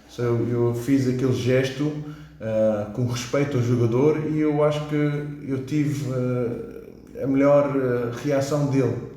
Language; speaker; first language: Portuguese; early bilingual, heritage; English